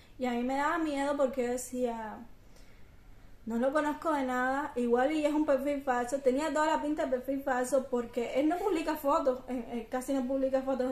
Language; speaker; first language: Spanish; native; Spanish